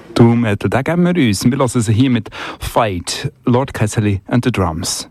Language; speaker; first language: German; native; German